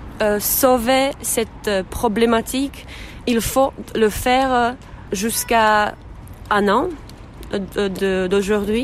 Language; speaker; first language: French; non-native, fluent; Czech